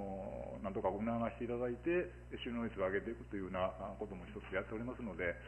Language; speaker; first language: Japanese; native; Japanese